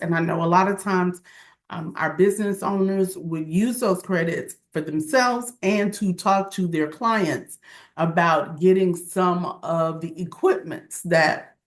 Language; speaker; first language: English; native; English